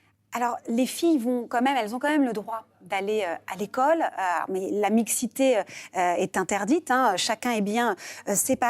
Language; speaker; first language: French; native; French